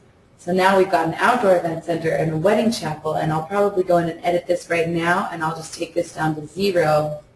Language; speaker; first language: English; native; English